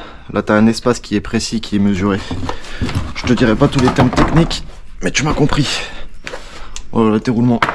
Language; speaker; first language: French; native; French